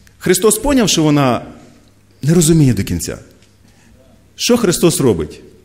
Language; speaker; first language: Ukrainian; non-native, local second language; Russian